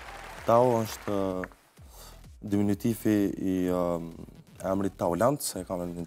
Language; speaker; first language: Albanian; early bilingual, heritage; Albanian